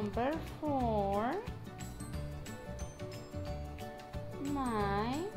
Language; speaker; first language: English; non-native, fluent; Spanish